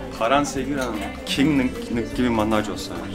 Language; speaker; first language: Korean; non-native, learner; Turkish